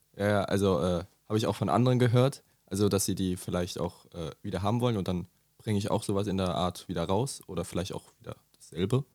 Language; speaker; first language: German; native; German